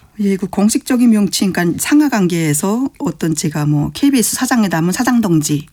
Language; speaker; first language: Korean; native; Korean